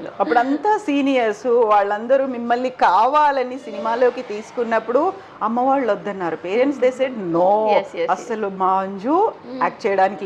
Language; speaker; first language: Telugu; native; Telugu